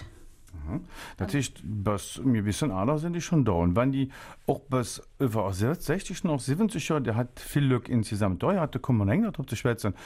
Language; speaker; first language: German; native; German